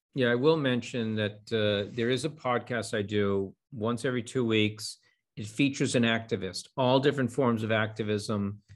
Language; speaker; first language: English; non-native, fluent; Hebrew